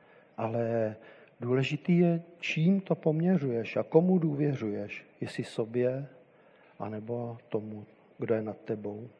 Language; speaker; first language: Czech; native; Czech